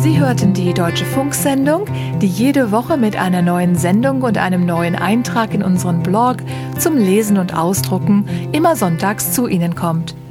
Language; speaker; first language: German; native; German